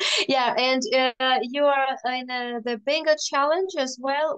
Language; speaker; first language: English; non-native, fluent; Russian